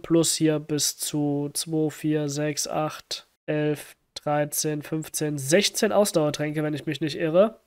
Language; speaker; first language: German; native; German